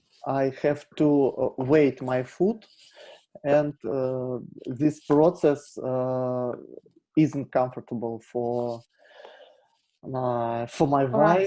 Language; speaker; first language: English; non-native, learner; Russian